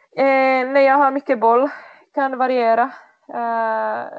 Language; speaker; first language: Swedish; non-native, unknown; Czech